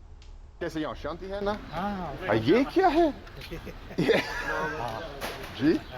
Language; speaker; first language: Hindi; non-native, learner; English